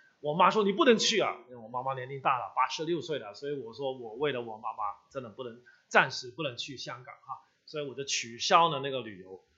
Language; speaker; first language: Chinese; non-native, local second language; Cantonese